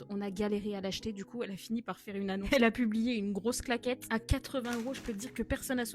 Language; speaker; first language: French; native; French